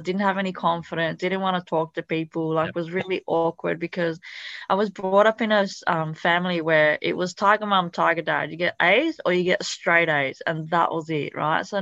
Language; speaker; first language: English; non-native, fluent; Italian